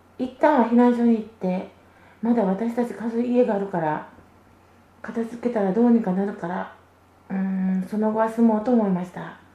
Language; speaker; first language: Japanese; early bilingual, other home language; Vietnamese